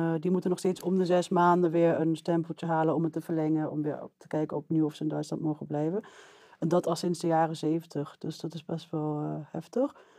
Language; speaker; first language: Dutch; early bilingual, other home language; Arabic